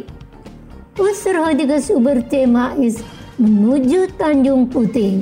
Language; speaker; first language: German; non-native, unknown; Indonesian